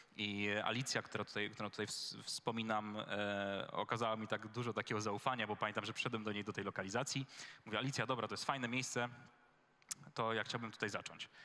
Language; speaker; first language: Polish; native; Polish